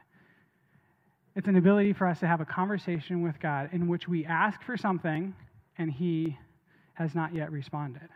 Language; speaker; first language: English; native; English